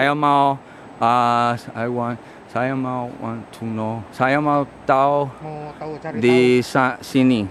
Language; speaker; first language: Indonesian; non-native, learner; English